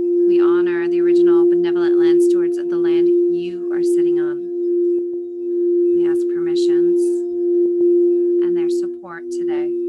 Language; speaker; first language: English; native; English